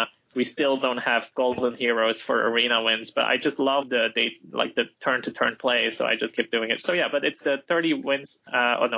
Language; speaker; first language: English; non-native, fluent; Dutch